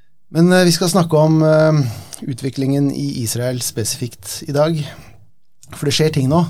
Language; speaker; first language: Norwegian; native; Norwegian